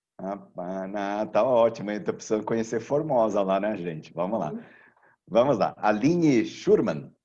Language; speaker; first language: Portuguese; native; Portuguese